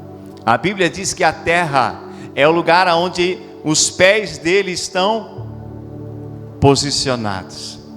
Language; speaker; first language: Portuguese; native; Portuguese